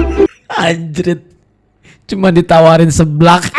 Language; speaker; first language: Indonesian; native; Indonesian